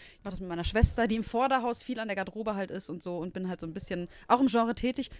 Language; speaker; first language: German; native; German